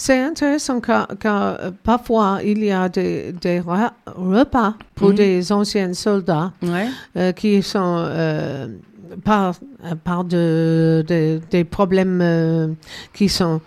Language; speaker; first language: French; non-native, learner; English